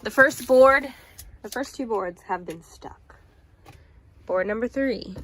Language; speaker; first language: English; native; English